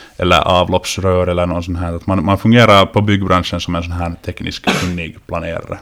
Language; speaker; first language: Swedish; native; Swedish